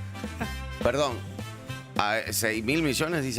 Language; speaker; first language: Spanish; native; Spanish